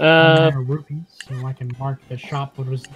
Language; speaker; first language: English; native; English